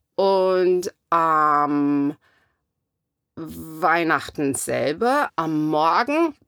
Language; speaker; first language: German; non-native, fluent; English